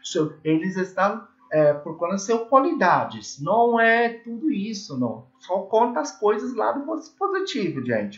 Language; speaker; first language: Portuguese; non-native, learner; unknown